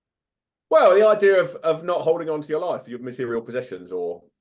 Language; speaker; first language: English; native; English